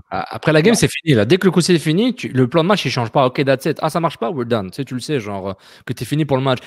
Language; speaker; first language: French; native; French